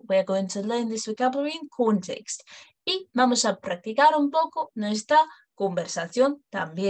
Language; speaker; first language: Spanish; non-native, fluent; English